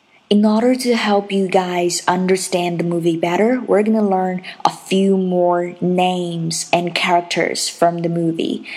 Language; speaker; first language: English; non-native, fluent; Chinese